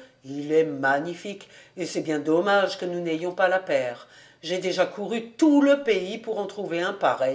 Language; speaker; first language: French; native; French